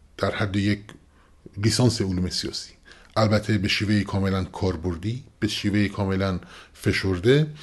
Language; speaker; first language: Persian; non-native, local second language; Kurdish